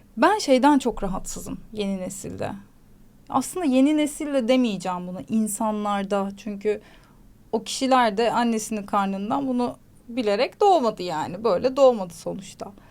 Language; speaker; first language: Turkish; native; Turkish